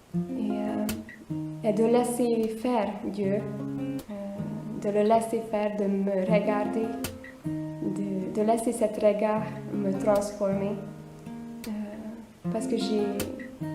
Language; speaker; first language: French; non-native, fluent; Hungarian